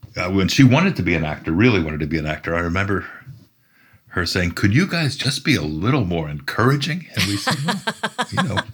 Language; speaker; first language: English; native; English